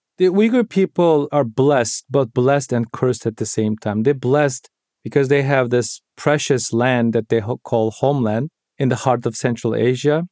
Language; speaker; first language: English; non-native, fluent; Uyghur